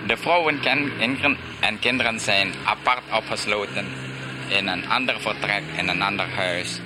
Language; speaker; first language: Dutch; early bilingual, heritage; Dutch